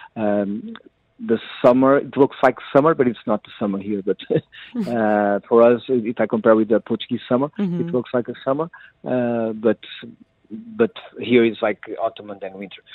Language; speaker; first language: English; non-native, fluent; Portuguese